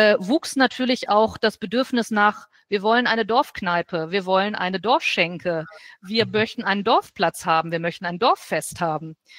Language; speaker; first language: German; native; German